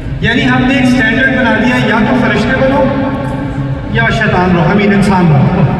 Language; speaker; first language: Urdu; early bilingual, heritage; Urdu